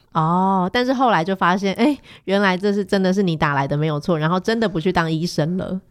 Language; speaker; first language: Chinese; native; Chinese